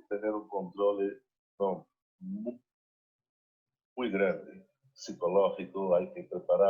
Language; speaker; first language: Spanish; non-native, learner; Portuguese